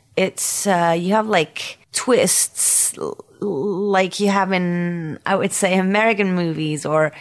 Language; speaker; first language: English; non-native, fluent; French